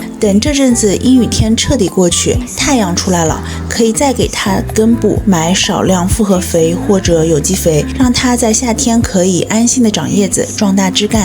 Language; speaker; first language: Chinese; native; Chinese